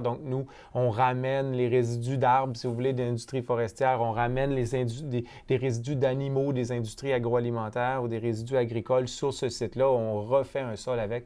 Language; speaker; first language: French; native; French